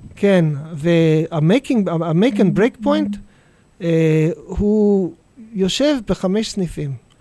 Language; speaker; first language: Hebrew; non-native, fluent; English